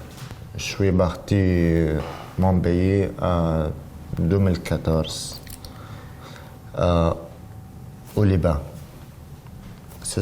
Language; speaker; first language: French; non-native, learner; Arabic